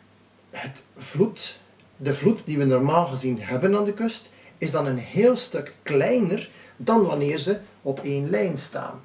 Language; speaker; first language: Dutch; native; Dutch